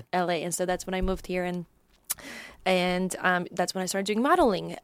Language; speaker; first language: English; non-native, fluent; Polish